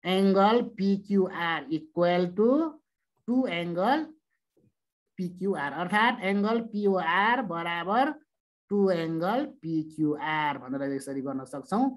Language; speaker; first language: Nepali; native; Nepali